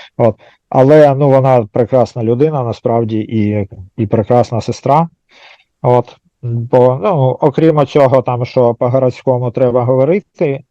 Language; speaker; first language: Ukrainian; native; Ukrainian